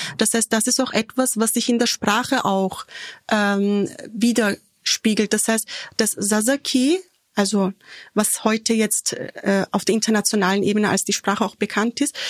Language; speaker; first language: German; early bilingual, other home language; Turkish